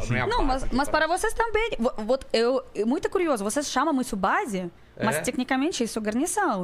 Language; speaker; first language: Portuguese; non-native, learner; Russian